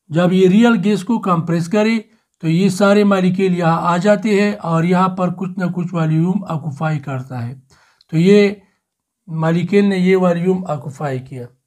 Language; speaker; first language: Urdu; non-native, local second language; Pashto